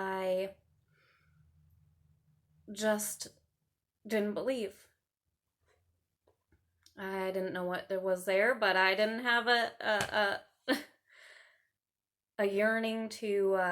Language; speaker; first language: English; native; English